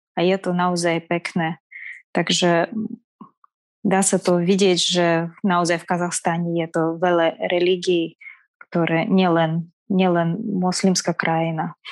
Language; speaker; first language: Slovak; non-native, fluent; Kazakh